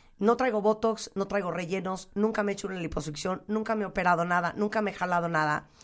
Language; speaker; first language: Spanish; native; Spanish